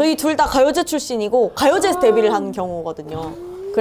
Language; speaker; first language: Korean; native; Korean